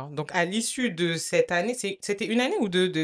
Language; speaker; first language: French; native; French